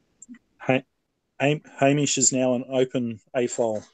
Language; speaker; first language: English; native; English